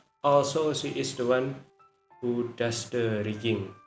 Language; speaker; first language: English; non-native, learner; Indonesian